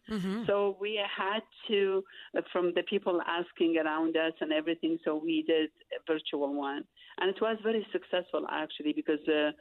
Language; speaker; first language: English; non-native, fluent; Arabic